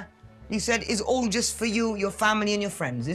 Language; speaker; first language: English; native; English